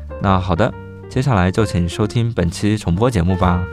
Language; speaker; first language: Chinese; native; Chinese